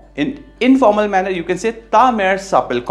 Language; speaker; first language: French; non-native, fluent; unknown